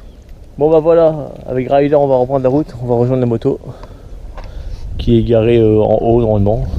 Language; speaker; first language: French; native; French